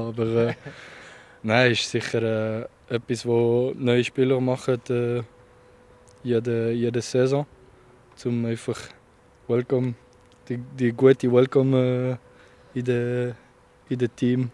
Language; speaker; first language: German; non-native, local second language; French